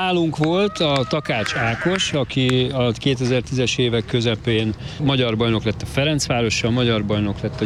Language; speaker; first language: Hungarian; native; Hungarian